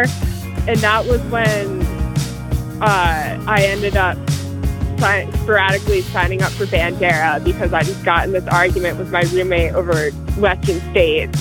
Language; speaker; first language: English; native; English